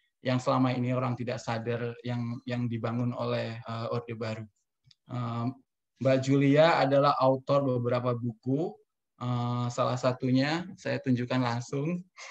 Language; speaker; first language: Indonesian; native; Indonesian